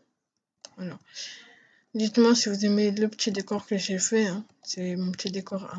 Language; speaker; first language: French; native; French